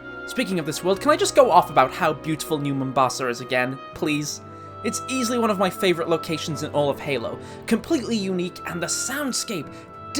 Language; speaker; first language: English; native; English